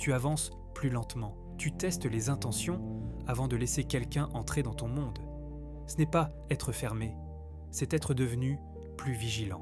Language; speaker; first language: French; native; French